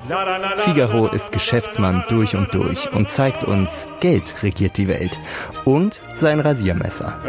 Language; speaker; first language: German; native; German